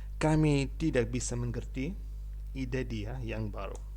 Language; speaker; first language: Indonesian; non-native, fluent; Ukrainian